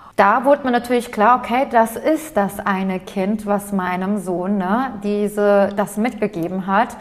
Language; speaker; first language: German; early bilingual, other home language; Turkish